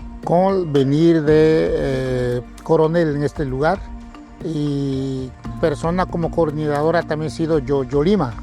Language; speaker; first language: Spanish; non-native, local second language; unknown